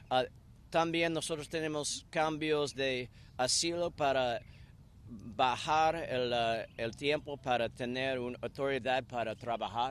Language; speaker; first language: Spanish; non-native, learner; English